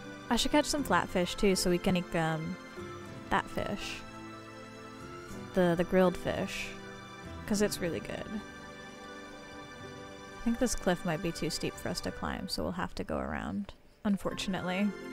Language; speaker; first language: English; native; English